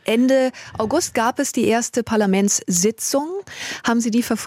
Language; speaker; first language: German; native; German